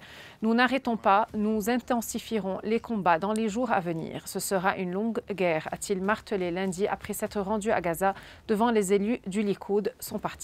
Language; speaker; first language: French; non-native, local second language; Arabic